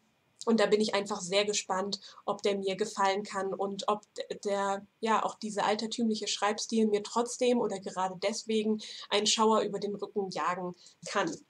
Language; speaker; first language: German; native; German